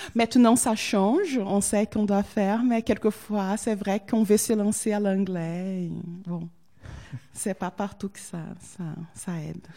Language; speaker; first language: French; non-native, fluent; Portuguese